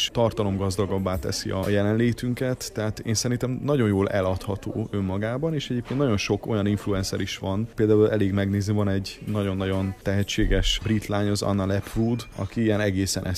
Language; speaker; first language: Hungarian; native; Hungarian